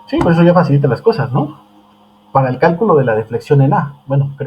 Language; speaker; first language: Spanish; native; Spanish